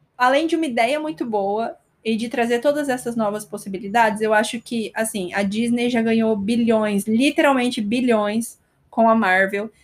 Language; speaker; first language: Portuguese; native; Portuguese